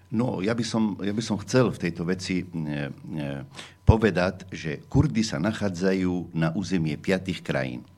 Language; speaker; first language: Slovak; non-native, fluent; Arabic